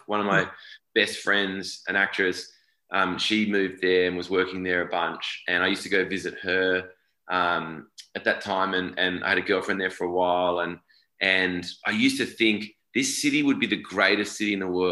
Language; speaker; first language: English; native; English